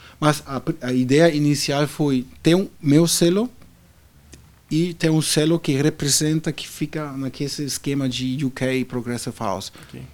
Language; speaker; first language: Portuguese; non-native, fluent; German